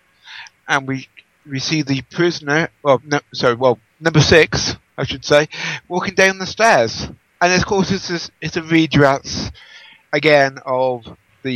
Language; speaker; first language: English; native; English